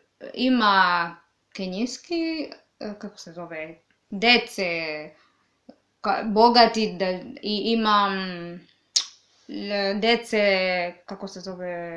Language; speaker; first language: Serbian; non-native, learner; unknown